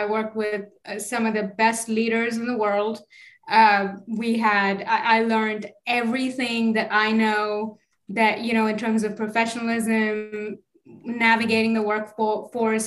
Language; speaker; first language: English; non-native, local second language; Kannada